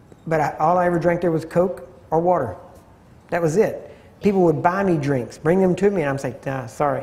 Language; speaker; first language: English; native; English